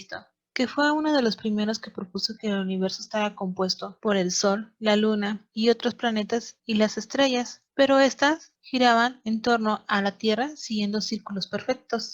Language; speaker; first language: Spanish; native; Spanish